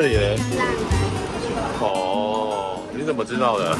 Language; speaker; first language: Chinese; native; Chinese